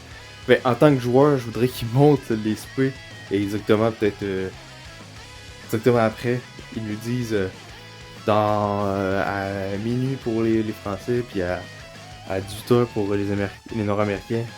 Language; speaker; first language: French; native; French